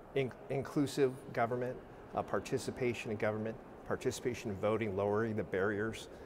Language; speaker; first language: English; native; English